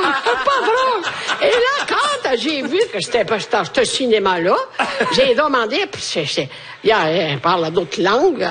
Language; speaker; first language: French; non-native, fluent; Italian